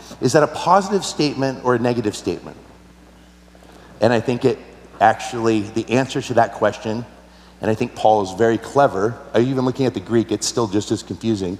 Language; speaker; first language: English; native; English